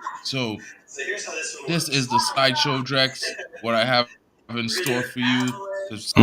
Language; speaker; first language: English; native; English